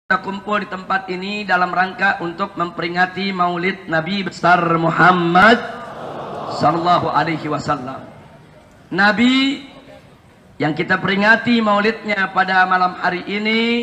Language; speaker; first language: Indonesian; native; Indonesian